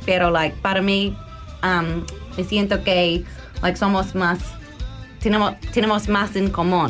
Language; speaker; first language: Spanish; non-native, learner; English